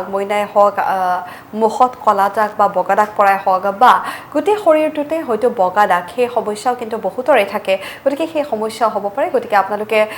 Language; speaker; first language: Assamese; native; Assamese